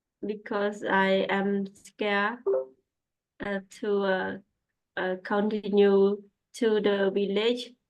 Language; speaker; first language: English; non-native, learner; Khmer